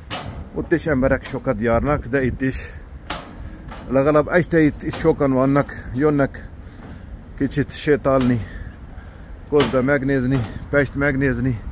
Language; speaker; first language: Hungarian; non-native, learner; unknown